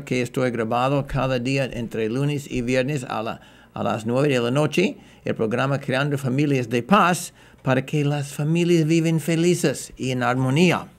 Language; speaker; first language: Spanish; non-native, fluent; English